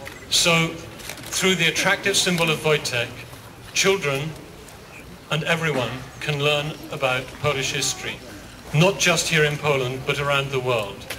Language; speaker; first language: English; native; English